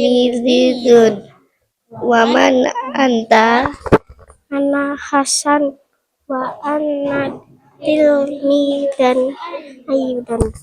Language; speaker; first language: Arabic; non-native, learner; Indonesian